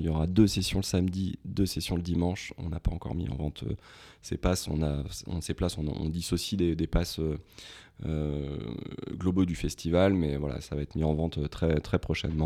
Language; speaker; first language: French; native; French